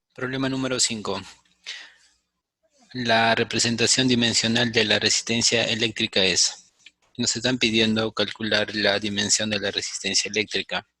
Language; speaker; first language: Spanish; native; Spanish